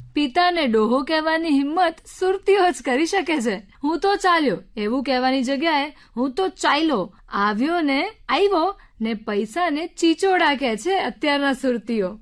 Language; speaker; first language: Gujarati; native; Gujarati